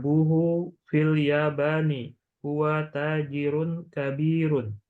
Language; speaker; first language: Arabic; non-native, learner; Indonesian